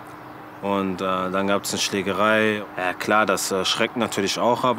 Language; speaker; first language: German; early bilingual, other home language; French